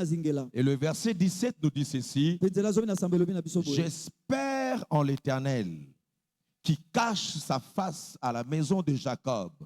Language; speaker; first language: French; non-native, local second language; Lingala